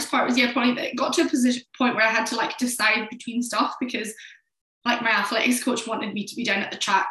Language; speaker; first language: English; native; English